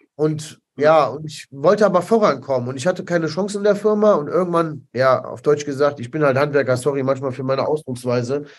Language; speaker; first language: German; early bilingual, other home language; Italian